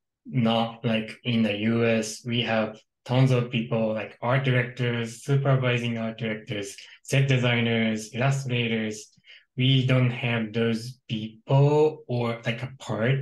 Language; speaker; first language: English; non-native, local second language; Japanese